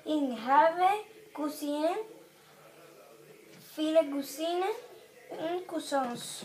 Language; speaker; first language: German; non-native, learner; Spanish